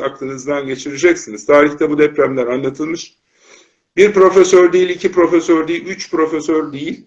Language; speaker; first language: Turkish; native; Turkish